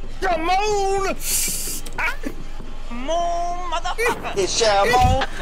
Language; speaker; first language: English; native; English